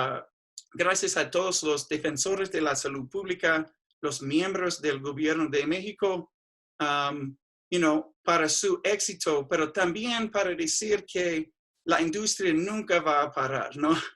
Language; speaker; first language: Spanish; non-native, fluent; English